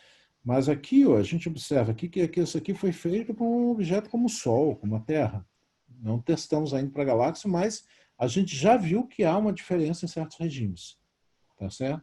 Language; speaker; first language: Portuguese; native; Portuguese